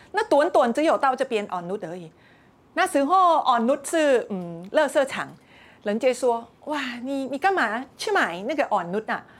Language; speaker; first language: Chinese; non-native, fluent; Thai